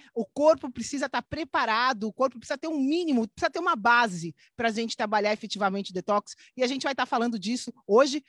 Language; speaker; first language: Portuguese; native; Portuguese